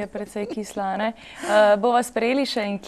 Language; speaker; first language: Slovenian; native; Slovenian